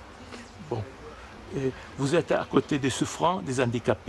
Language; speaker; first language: French; native; French